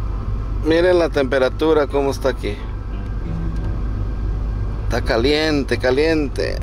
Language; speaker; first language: Spanish; native; Spanish